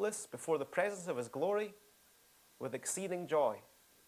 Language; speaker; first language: English; native; English